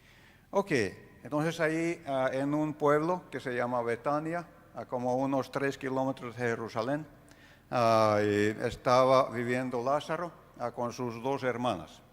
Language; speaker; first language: Spanish; non-native, fluent; Finnish